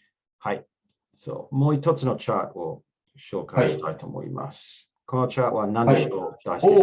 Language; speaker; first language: Japanese; non-native, learner; English